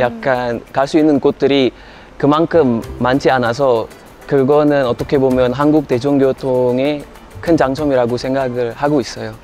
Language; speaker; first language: Korean; non-native, fluent; Indonesian